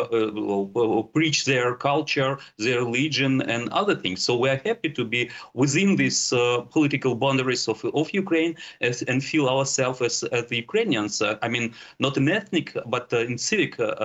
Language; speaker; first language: English; non-native, fluent; Russian